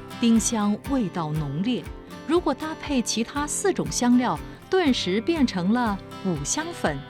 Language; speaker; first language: Chinese; native; Chinese